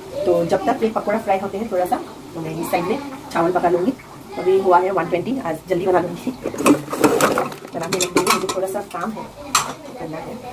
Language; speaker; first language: Hindi; native; Hindi